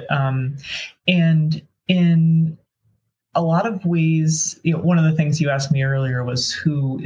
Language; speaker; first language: English; native; English